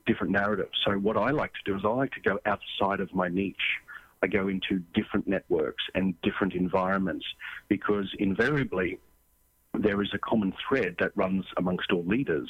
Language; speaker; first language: English; native; English